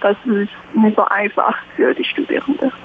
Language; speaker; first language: German; non-native, learner; Chinese